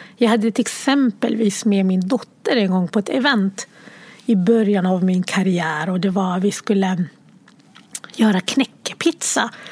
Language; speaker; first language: Swedish; early bilingual, other home language; Arabic